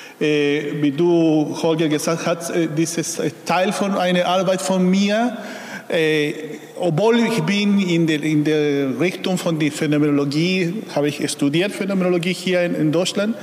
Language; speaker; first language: German; non-native, fluent; Spanish